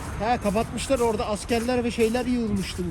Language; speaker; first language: Turkish; native; Turkish